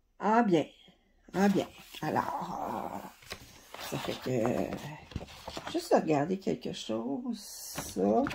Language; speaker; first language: French; native; French